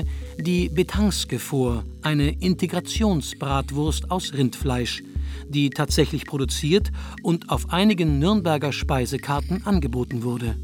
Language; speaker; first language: German; native; German